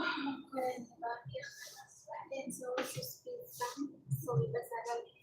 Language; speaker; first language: Arabic; non-native, learner; Tigrinya